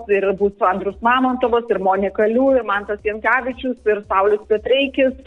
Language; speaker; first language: Lithuanian; native; Lithuanian